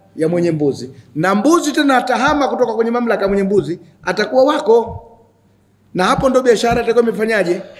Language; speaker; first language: Swahili; native; Swahili